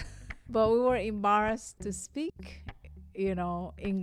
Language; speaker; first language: English; non-native, local second language; Hiligaynon